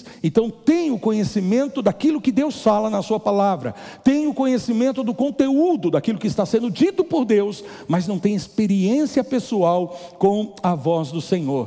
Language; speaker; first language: Portuguese; native; Portuguese